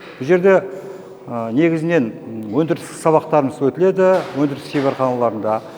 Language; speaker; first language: Kazakh; native; Kazakh